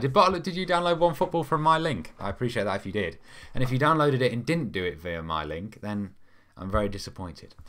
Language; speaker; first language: English; native; English